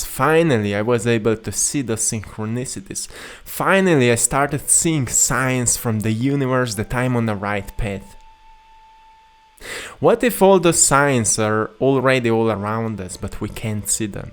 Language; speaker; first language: English; non-native, fluent; Slovenian